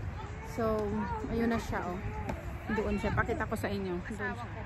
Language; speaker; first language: Filipino; native; Filipino